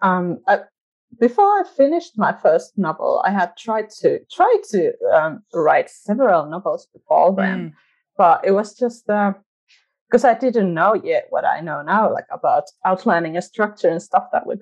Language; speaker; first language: English; non-native, fluent; Finnish